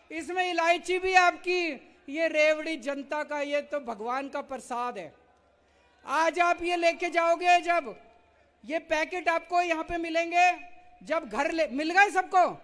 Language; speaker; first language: Hindi; native; Hindi